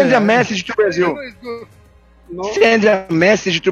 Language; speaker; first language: English; non-native, learner; Portuguese